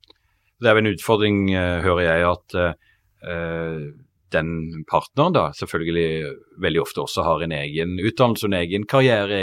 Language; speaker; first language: Norwegian; native; Norwegian